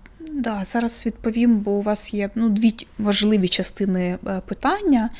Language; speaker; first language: Ukrainian; non-native, local second language; Russian